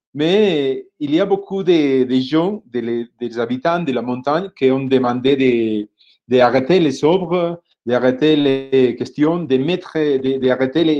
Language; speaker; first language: French; non-native, fluent; Spanish